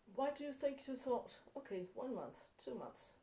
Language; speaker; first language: English; non-native, fluent; Danish